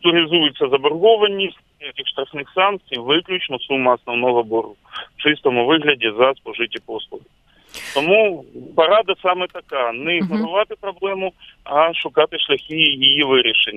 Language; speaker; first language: Ukrainian; native; Ukrainian